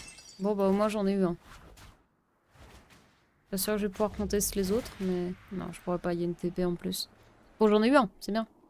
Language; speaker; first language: French; native; French